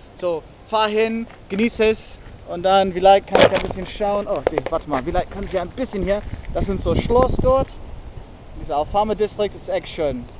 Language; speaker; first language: German; non-native, learner; English